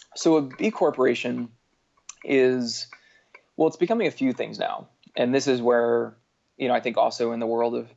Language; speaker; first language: English; native; English